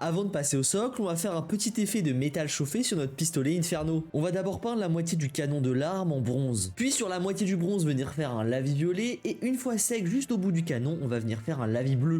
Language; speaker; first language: French; native; French